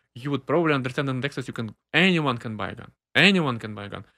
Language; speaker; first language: English; non-native, fluent; Ukrainian